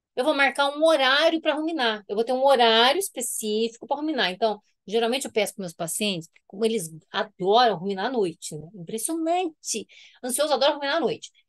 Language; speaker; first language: Portuguese; native; Portuguese